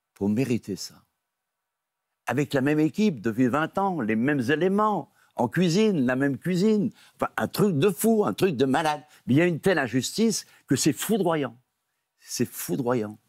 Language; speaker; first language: French; native; French